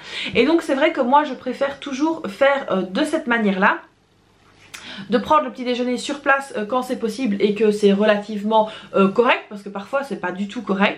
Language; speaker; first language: French; native; French